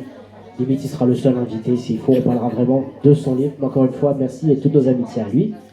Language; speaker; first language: French; native; French